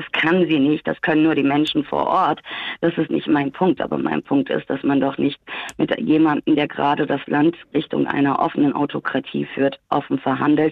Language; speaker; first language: German; early bilingual, other home language; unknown